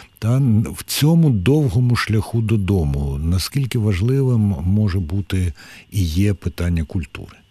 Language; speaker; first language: Ukrainian; native; Ukrainian